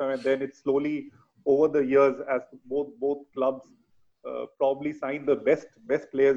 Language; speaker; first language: English; non-native, local second language; Bangla